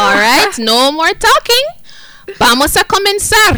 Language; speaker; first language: Spanish; non-native, fluent; English